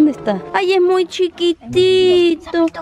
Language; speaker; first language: Spanish; native; Spanish